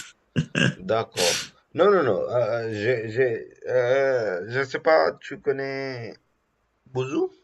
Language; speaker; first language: French; non-native, learner; Telugu